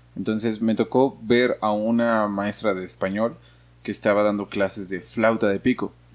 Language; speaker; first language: Spanish; native; Spanish